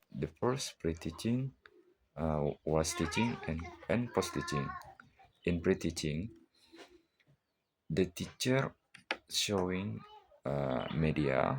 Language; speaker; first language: English; non-native, learner; Indonesian